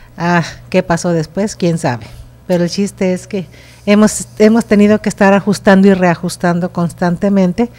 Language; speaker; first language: Spanish; native; Spanish